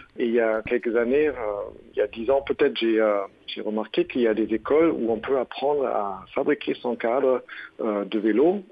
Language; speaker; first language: French; non-native, fluent; German